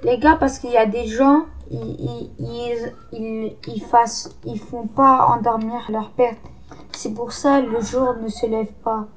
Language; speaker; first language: French; native; French